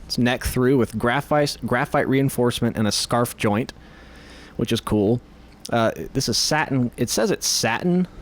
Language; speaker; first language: English; native; English